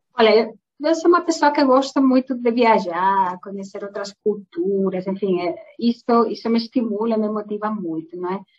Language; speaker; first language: Portuguese; non-native, fluent; Spanish